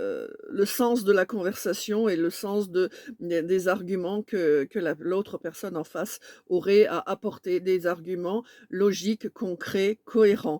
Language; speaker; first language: French; native; French